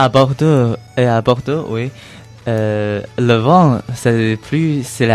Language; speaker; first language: French; non-native, learner; Chinese